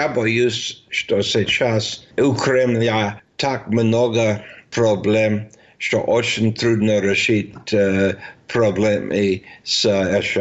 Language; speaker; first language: Russian; non-native, fluent; English